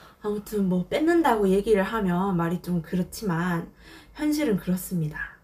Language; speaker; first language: Korean; native; Korean